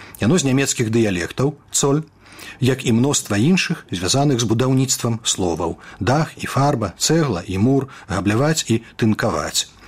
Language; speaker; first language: Belarusian; native; Belarusian